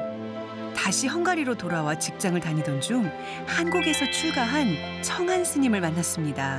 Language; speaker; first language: Korean; native; Korean